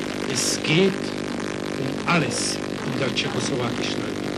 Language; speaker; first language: German; non-native, fluent; Czech